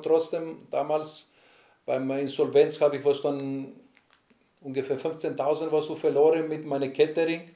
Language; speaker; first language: German; non-native, learner; Greek